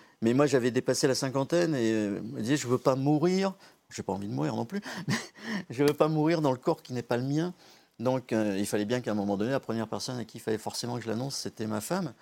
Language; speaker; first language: French; native; French